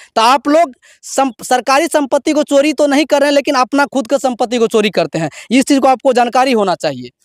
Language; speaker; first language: Hindi; native; Hindi